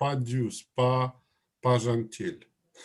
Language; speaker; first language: French; non-native, learner; Russian